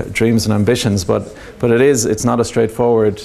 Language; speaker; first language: English; native; English